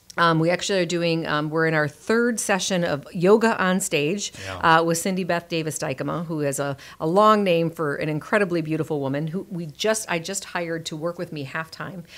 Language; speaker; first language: English; native; English